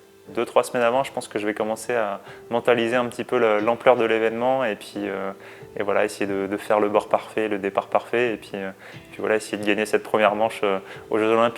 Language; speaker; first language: French; native; French